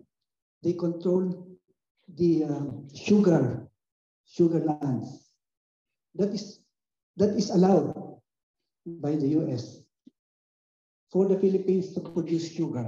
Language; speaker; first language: English; non-native, local second language; Filipino